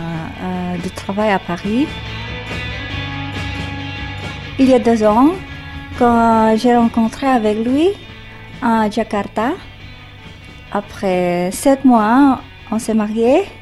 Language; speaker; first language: French; non-native, learner; Indonesian